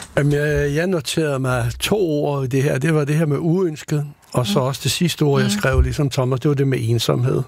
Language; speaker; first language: Danish; non-native, fluent; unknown